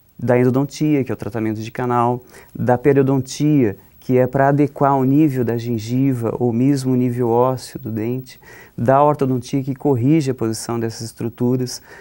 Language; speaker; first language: Portuguese; native; Portuguese